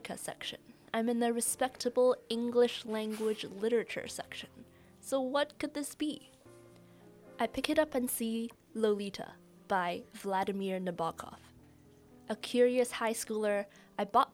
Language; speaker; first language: English; non-native, local second language; Cantonese